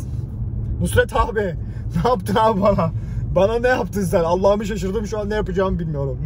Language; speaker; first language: Turkish; native; Turkish